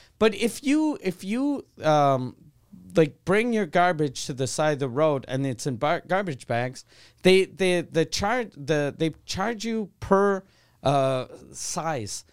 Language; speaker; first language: English; non-native, local second language; French